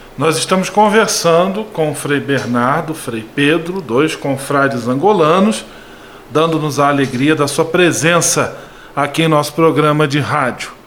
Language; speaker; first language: Portuguese; native; Portuguese